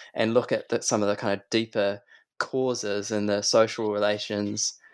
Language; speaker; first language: English; native; English